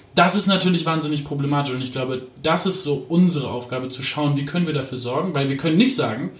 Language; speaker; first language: German; native; German